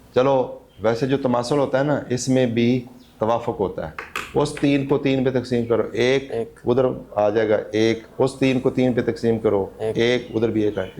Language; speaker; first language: Urdu; non-native, local second language; Punjabi